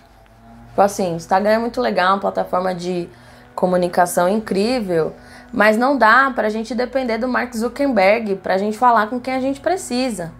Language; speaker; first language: Portuguese; native; Portuguese